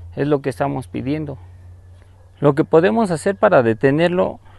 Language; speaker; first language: Spanish; native; Spanish